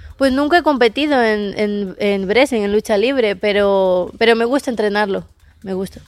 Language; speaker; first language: Spanish; native; Spanish